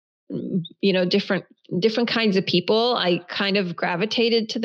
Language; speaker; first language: English; early bilingual, other home language; Hebrew